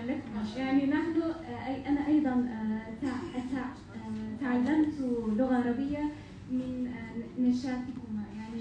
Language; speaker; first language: Arabic; non-native, learner; Turkish